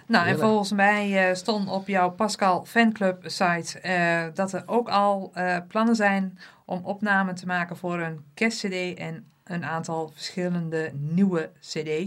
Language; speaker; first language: Dutch; native; Dutch